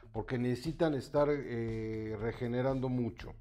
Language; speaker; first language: Spanish; native; Spanish